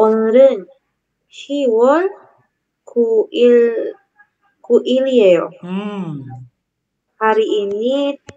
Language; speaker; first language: Korean; non-native, learner; Indonesian